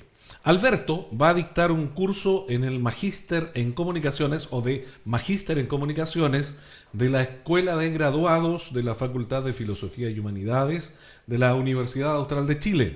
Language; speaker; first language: Spanish; native; Spanish